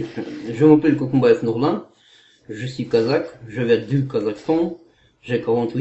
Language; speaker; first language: French; non-native, learner; Kazakh